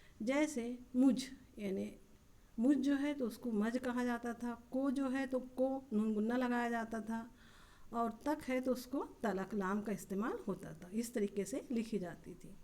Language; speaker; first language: Urdu; native; Urdu